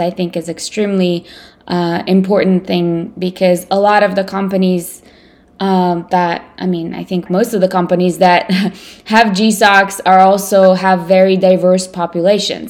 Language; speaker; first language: English; non-native, fluent; Russian